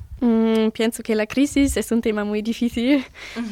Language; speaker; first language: Spanish; non-native, learner; German